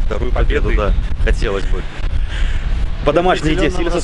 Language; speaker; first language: Russian; native; Russian